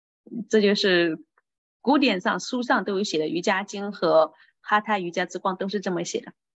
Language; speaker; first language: Chinese; native; Chinese